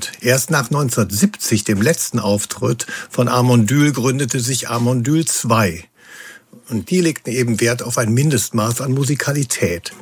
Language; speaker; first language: German; native; German